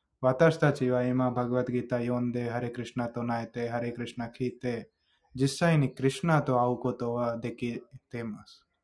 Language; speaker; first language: Japanese; non-native, fluent; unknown